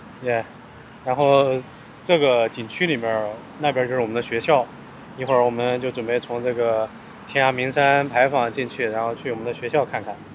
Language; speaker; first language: Chinese; native; Chinese